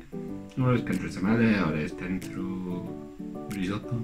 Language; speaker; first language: Romanian; non-native, learner; English